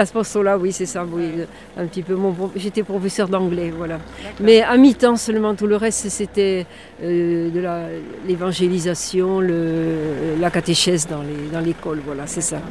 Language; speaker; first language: French; native; French